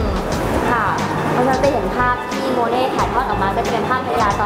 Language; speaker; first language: Thai; native; Thai